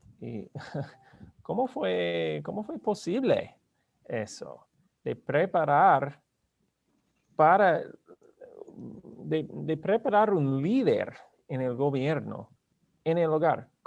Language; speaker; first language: Spanish; non-native, learner; English